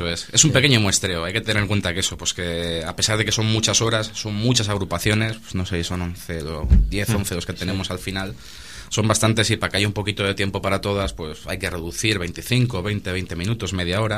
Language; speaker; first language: Spanish; native; Spanish